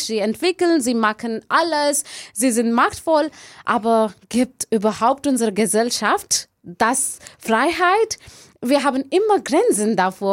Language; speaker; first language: German; non-native, fluent; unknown